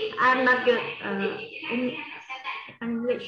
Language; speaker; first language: English; non-native, learner; Vietnamese